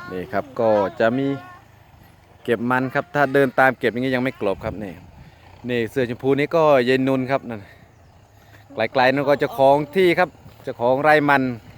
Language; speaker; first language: Thai; native; Thai